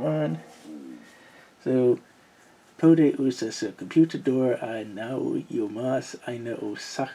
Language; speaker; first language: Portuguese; non-native, learner; English